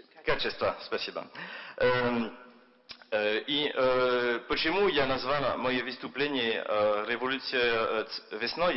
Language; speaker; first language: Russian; non-native, fluent; French